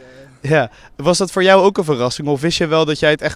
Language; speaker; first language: Dutch; native; Dutch